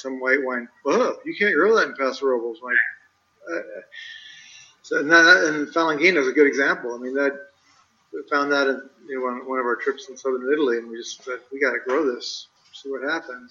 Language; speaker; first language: English; native; English